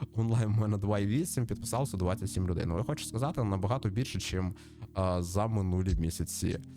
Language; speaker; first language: Ukrainian; non-native, local second language; Russian